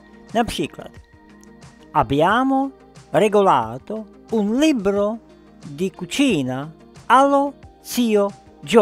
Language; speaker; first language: Italian; non-native, fluent; Czech